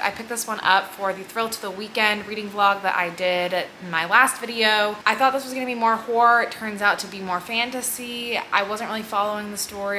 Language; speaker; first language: English; native; English